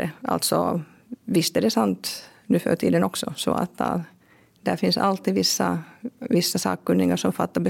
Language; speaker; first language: Swedish; non-native, local second language; Finnish